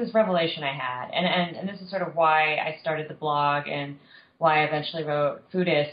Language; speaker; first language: English; native; English